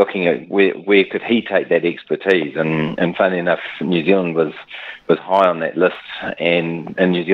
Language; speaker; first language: English; native; English